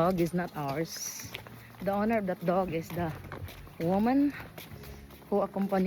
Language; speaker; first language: English; non-native, local second language; Cebuano